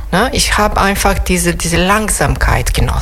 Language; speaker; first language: German; non-native, fluent; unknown